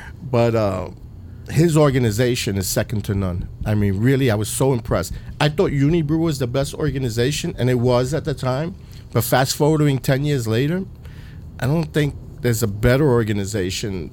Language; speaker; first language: English; early bilingual, other home language; Spanish